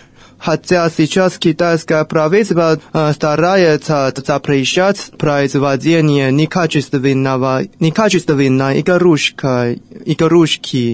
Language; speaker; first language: Russian; non-native, fluent; Chinese